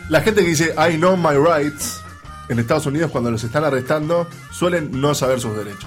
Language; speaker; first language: Spanish; native; Spanish